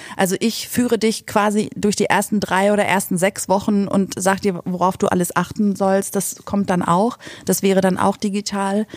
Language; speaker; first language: German; native; German